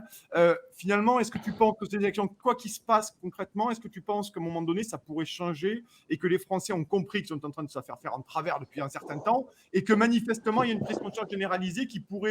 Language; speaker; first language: French; native; French